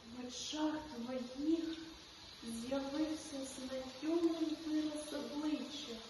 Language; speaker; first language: Ukrainian; native; Ukrainian